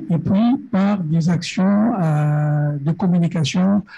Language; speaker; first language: French; non-native, local second language; Arabic